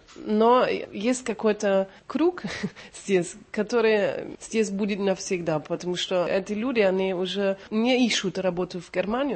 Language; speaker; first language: Russian; non-native, learner; German